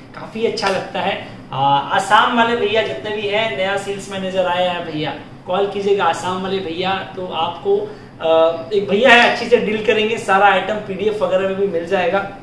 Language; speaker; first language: Hindi; native; Hindi